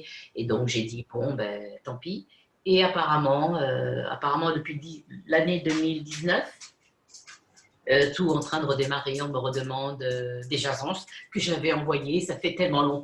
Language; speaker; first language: French; non-native, fluent; Spanish